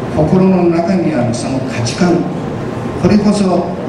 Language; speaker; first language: Japanese; early bilingual, heritage; Japanese